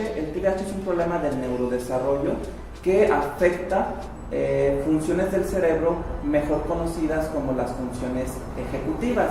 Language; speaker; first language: Spanish; native; Spanish